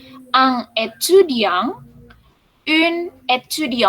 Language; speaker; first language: French; non-native, fluent; Indonesian